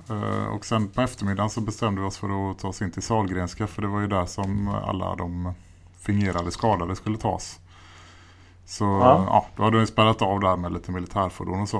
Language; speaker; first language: Swedish; native; Swedish